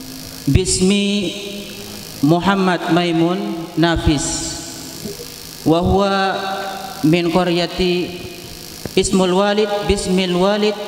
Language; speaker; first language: Arabic; non-native, fluent; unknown